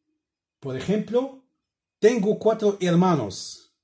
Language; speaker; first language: Spanish; non-native, learner; Arabic